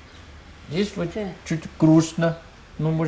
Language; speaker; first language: Russian; non-native, fluent; Dutch